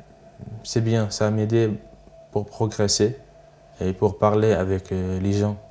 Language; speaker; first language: French; non-native, learner; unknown